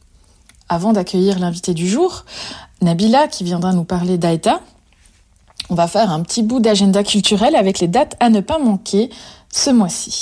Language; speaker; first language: French; native; French